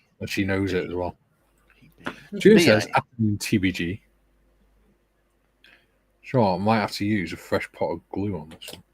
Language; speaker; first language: English; native; English